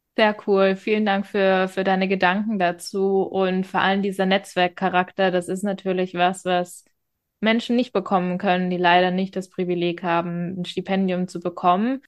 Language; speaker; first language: German; native; German